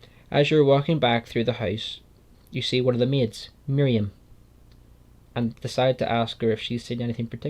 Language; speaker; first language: English; native; English